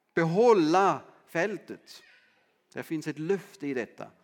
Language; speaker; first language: Swedish; non-native, fluent; German